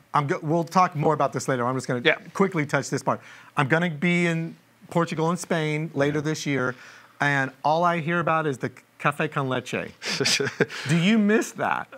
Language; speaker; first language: English; native; English